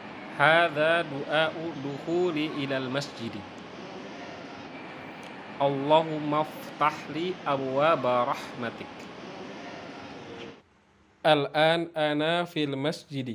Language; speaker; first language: Arabic; non-native, learner; Indonesian